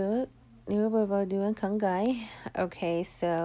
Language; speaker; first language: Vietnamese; non-native, learner; English